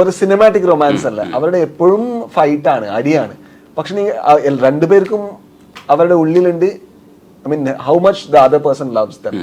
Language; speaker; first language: Malayalam; non-native, local second language; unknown